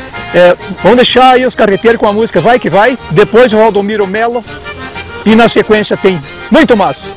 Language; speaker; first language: Portuguese; native; Portuguese